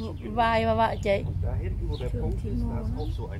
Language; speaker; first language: German; native; German